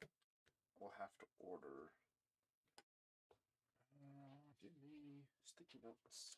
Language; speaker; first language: English; native; English